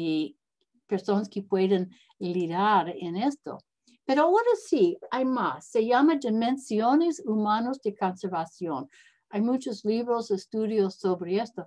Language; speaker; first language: Spanish; non-native, learner; English